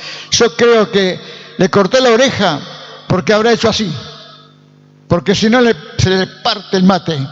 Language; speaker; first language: Spanish; native; Spanish